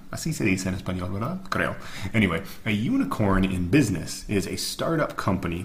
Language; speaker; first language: Spanish; non-native, fluent; English